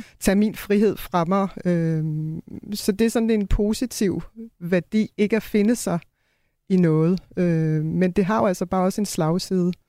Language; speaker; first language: Danish; native; Danish